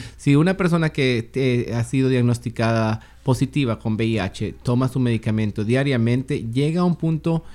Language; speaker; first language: Spanish; native; Spanish